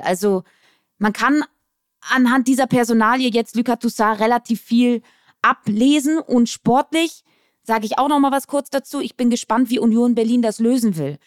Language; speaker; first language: German; native; German